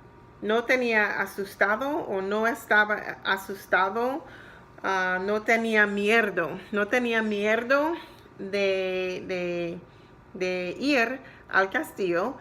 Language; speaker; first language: Spanish; non-native, learner; English